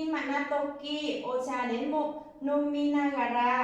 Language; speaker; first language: Japanese; non-native, learner; Vietnamese